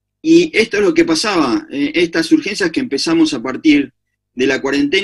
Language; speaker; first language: Spanish; native; Spanish